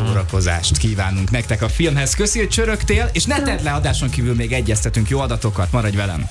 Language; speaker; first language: Hungarian; native; Hungarian